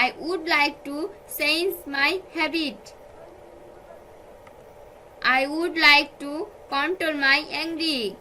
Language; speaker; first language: English; non-native, fluent; Bangla